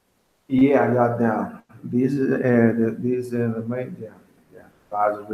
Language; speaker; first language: English; non-native, learner; Spanish